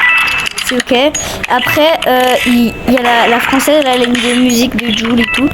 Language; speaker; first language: French; native; French